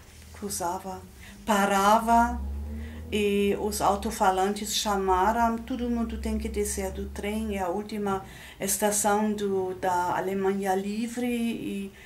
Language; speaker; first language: Portuguese; non-native, fluent; German